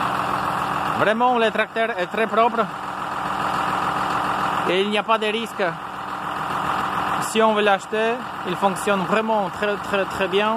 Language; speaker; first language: French; non-native, fluent; Polish